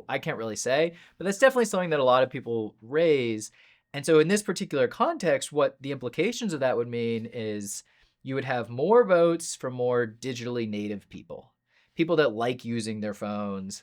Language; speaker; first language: English; native; English